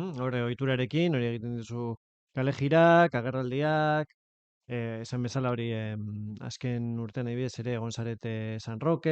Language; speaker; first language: Basque; native; Basque